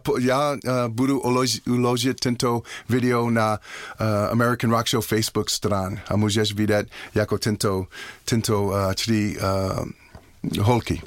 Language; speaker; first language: Czech; non-native, learner; English